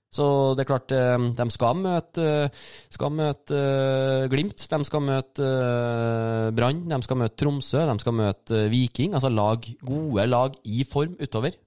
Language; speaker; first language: Norwegian; native; Norwegian